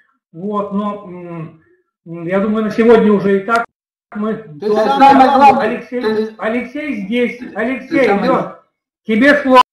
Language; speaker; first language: Russian; native; Russian